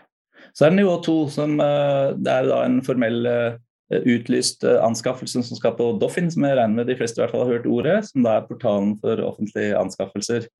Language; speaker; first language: Norwegian; native; Norwegian